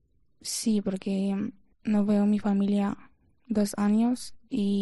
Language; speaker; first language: Spanish; non-native, learner; Ukrainian